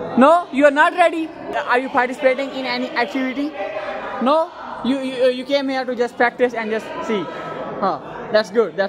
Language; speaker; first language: English; non-native, learner; Urdu